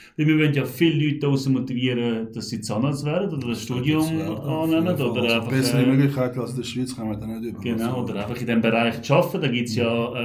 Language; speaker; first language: German; early bilingual, heritage; Macedonian